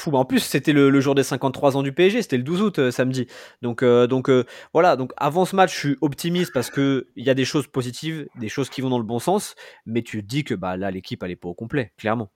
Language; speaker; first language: French; native; French